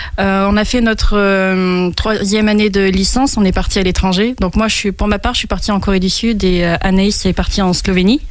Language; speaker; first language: French; native; French